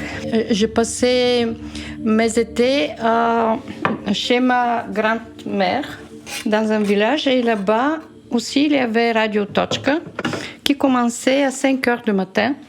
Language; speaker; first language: French; non-native, fluent; Bulgarian